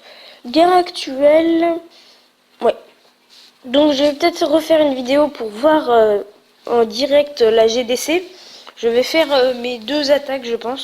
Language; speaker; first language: French; native; French